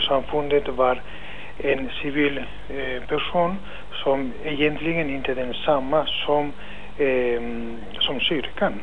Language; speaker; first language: Swedish; non-native, fluent; Spanish